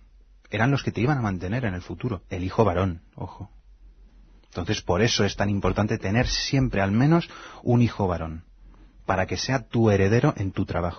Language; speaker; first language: Spanish; native; Spanish